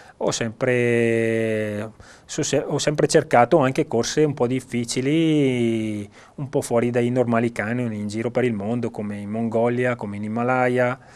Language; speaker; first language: Italian; native; Italian